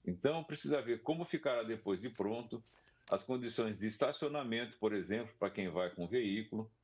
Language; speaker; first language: Portuguese; native; Portuguese